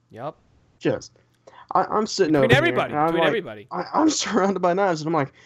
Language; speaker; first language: English; native; English